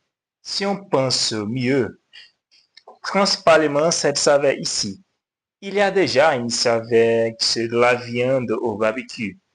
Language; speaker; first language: French; non-native, learner; Portuguese